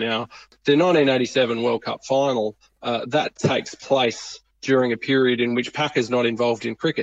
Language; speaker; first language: English; native; English